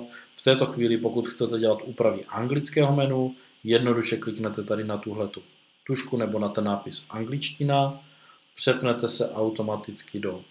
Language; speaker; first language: Czech; native; Czech